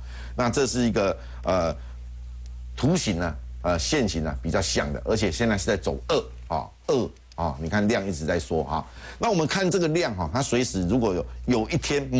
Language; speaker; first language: Chinese; native; Chinese